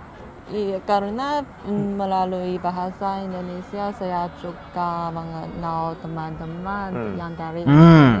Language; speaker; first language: Indonesian; non-native, learner; Chinese